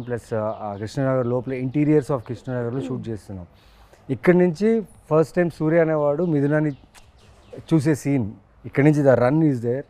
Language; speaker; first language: Telugu; native; Telugu